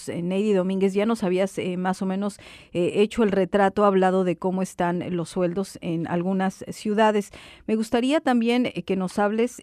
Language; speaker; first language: Spanish; native; Spanish